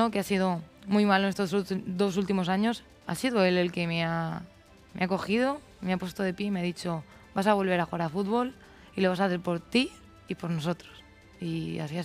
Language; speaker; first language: Spanish; native; Spanish